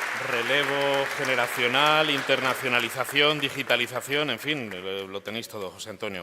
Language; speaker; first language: Spanish; native; Spanish